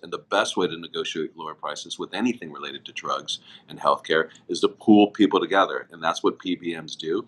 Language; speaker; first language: English; native; English